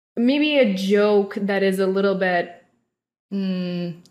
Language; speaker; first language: English; non-native, fluent; Russian